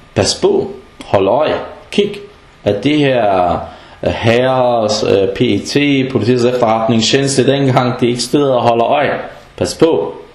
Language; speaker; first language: Danish; non-native, fluent; Arabic